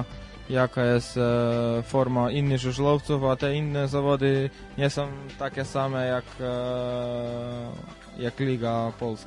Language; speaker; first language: Polish; non-native, fluent; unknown